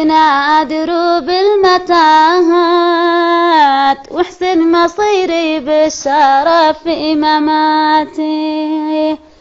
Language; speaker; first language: Arabic; native; Arabic